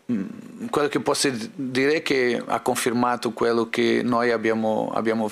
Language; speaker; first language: Italian; non-native, fluent; Portuguese